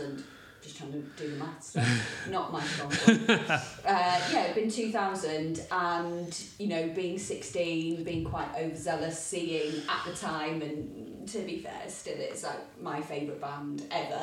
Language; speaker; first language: English; native; English